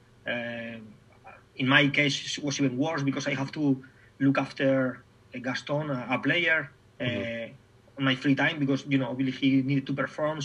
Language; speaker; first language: English; non-native, fluent; Spanish